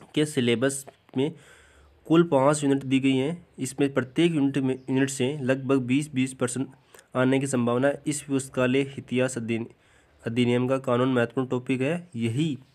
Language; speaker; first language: Hindi; native; Hindi